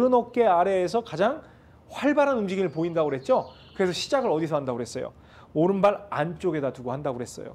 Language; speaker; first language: Korean; native; Korean